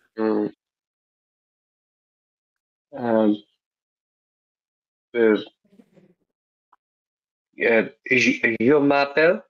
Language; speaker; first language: French; non-native, learner; Bangla